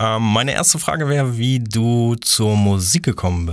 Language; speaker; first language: German; native; German